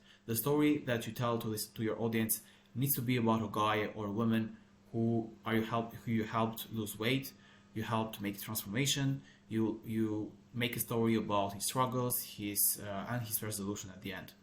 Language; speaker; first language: English; non-native, fluent; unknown